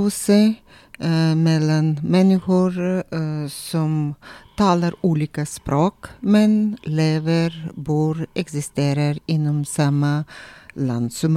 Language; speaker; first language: Swedish; non-native, fluent; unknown